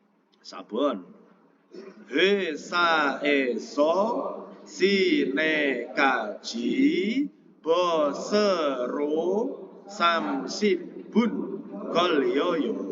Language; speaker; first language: Korean; non-native, fluent; Indonesian